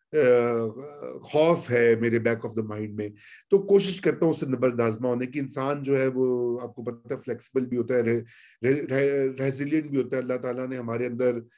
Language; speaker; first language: Urdu; native; Urdu